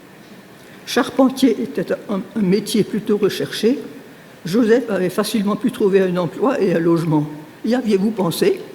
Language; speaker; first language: French; native; French